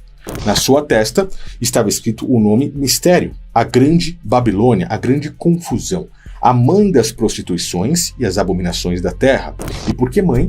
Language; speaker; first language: Portuguese; native; Portuguese